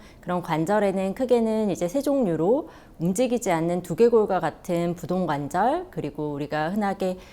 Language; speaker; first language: Korean; native; Korean